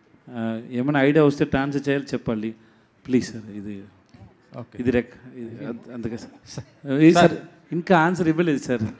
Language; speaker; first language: Telugu; non-native, learner; Tamil